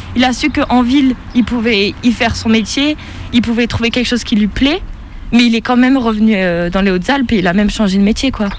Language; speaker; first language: French; native; French